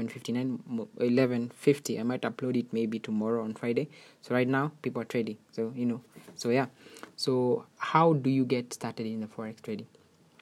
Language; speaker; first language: English; non-native, local second language; Swahili